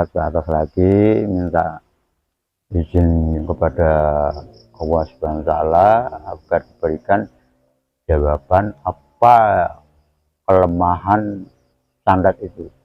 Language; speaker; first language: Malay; non-native, local second language; Javanese